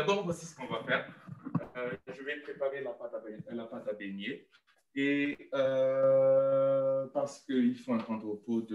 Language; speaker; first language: French; non-native, local second language; Malagasy